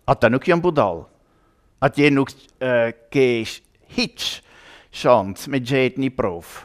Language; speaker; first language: Albanian; non-native, learner; German